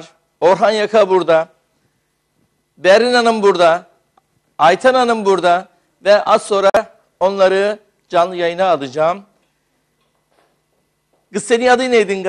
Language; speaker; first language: Turkish; native; Turkish